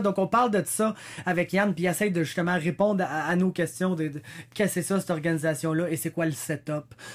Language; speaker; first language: French; native; French